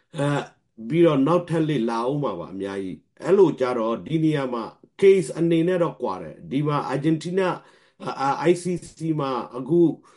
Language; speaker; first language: Burmese; non-native, local second language; Rohingya